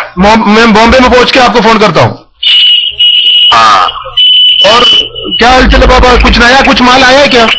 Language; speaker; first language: Hindi; non-native, local second language; Malayalam